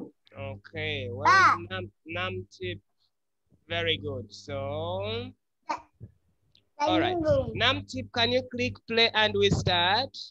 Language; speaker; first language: English; non-native, fluent; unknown